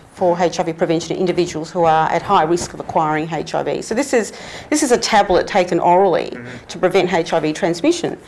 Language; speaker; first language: English; native; English